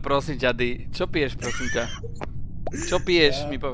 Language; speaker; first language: Slovak; native; Slovak